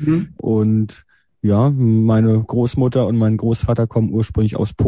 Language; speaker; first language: German; native; German